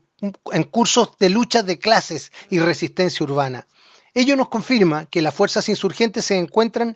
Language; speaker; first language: Spanish; native; Spanish